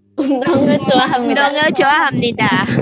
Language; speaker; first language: Korean; non-native, learner; Indonesian